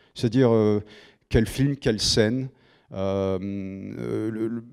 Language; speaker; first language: French; native; French